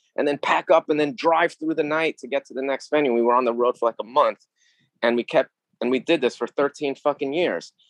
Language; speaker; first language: English; native; English